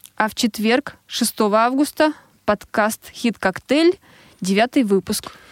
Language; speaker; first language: Russian; native; Russian